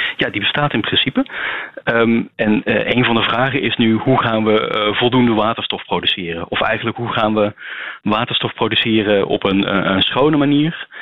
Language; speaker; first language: Dutch; native; Dutch